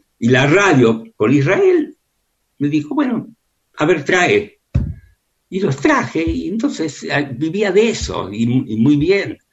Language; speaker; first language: Spanish; early bilingual, other home language; Russian